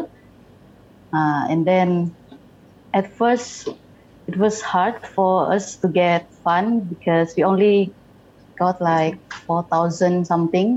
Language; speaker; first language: English; non-native, local second language; Malay